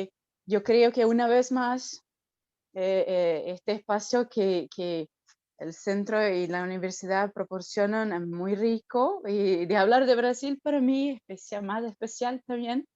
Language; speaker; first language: Spanish; non-native, fluent; Portuguese